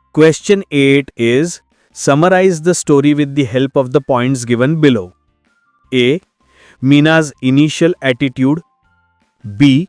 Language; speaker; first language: English; non-native, local second language; Marathi